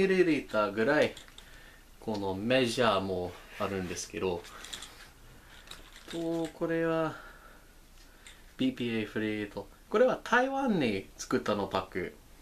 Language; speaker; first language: Japanese; non-native, learner; English